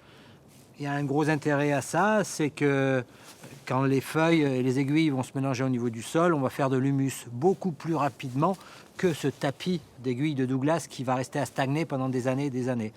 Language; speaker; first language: French; native; French